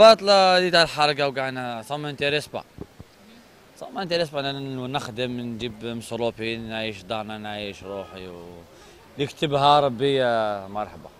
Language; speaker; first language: Arabic; native; Arabic